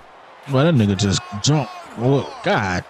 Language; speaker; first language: English; native; English